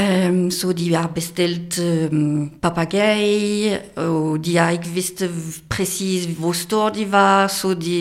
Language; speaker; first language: Danish; non-native, fluent; French